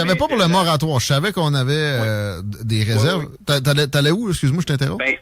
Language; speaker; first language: French; native; French